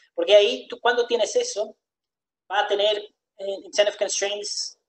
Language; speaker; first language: Spanish; non-native, fluent; Portuguese